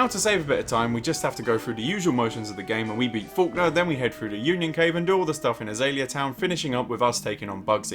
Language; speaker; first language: English; native; English